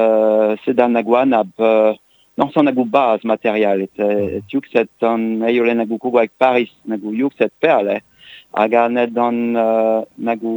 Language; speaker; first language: Estonian; non-native, learner; French